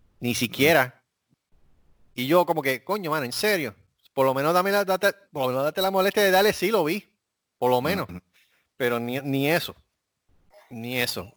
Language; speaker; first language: Spanish; native; Spanish